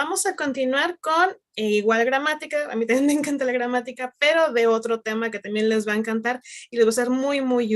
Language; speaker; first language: Spanish; native; Spanish